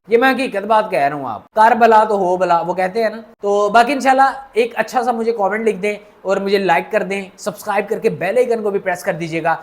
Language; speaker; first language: Urdu; non-native, local second language; Punjabi